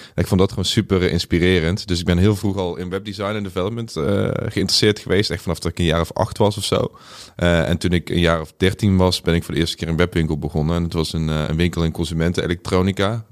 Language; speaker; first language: Dutch; native; Dutch